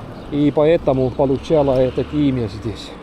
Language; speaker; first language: Russian; non-native, local second language; Estonian